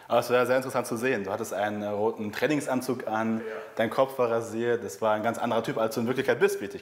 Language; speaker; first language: German; native; German